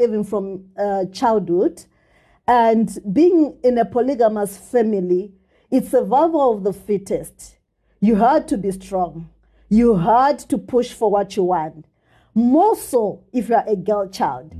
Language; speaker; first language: English; non-native, local second language; Shona